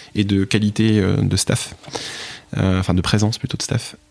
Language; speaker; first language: French; native; French